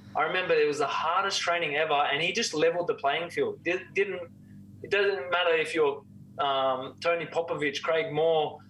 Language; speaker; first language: English; native; English